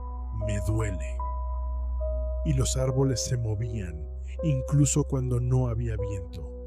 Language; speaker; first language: Spanish; native; Spanish